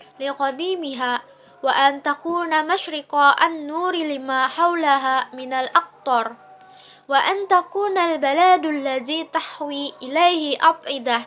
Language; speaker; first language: Arabic; non-native, learner; Indonesian